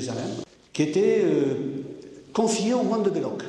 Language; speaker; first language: French; native; French